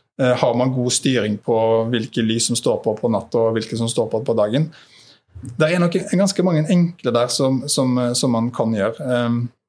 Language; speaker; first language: Norwegian; native; Norwegian